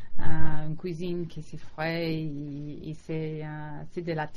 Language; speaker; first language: French; non-native, learner; English